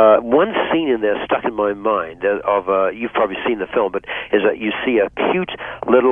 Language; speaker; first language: English; native; English